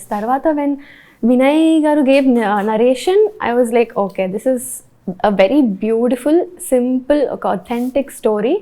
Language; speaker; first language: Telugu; early bilingual, heritage; Telugu